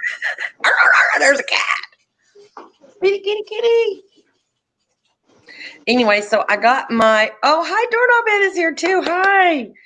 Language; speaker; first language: English; native; English